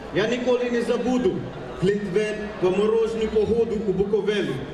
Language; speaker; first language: Ukrainian; non-native, learner; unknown